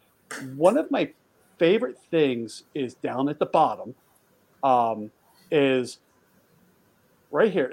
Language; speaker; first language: English; native; English